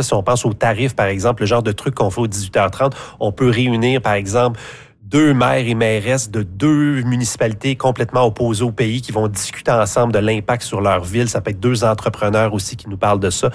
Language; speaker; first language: French; native; French